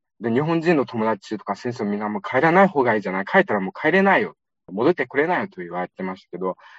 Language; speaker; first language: Japanese; non-native, fluent; Uyghur